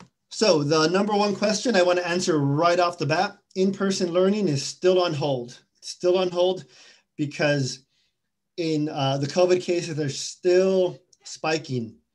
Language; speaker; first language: English; early bilingual, other home language; Spanish